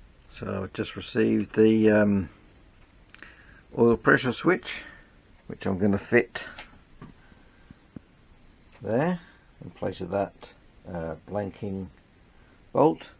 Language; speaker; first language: English; native; English